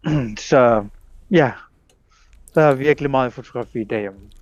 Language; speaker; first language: Danish; non-native, local second language; Kalaallisut